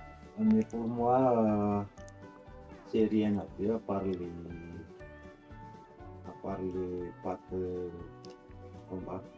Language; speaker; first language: French; non-native, local second language; Malagasy